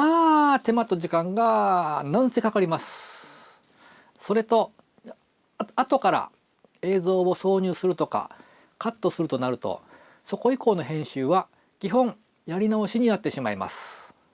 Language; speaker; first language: Japanese; native; Japanese